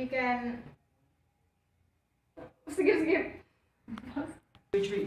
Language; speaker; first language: English; non-native, learner; Javanese